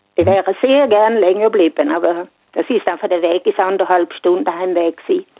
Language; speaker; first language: German; non-native, fluent; Swedish